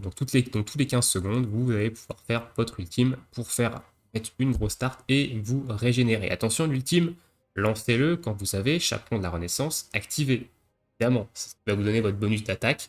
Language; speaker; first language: French; native; French